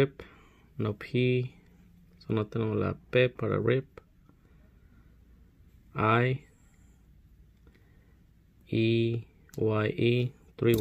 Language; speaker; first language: Spanish; early bilingual, heritage; Spanish